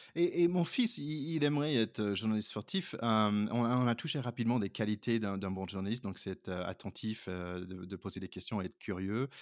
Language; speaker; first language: French; non-native, fluent; English